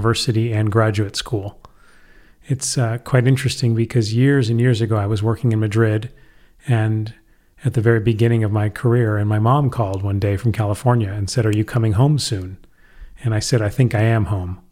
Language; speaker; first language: English; native; English